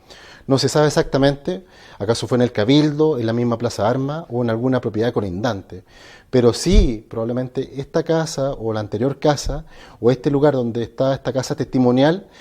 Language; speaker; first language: Spanish; native; Spanish